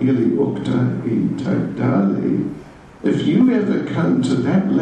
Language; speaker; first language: Russian; non-native, learner; English